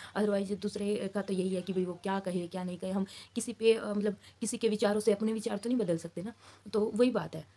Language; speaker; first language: Hindi; native; Hindi